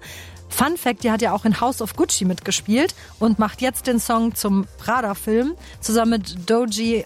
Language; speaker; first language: German; native; German